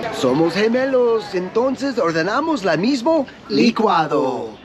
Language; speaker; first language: Spanish; non-native, learner; English